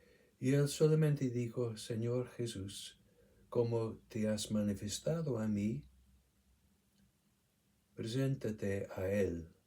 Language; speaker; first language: Spanish; non-native, fluent; English